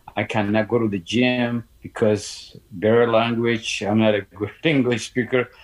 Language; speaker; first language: English; non-native, learner; Amharic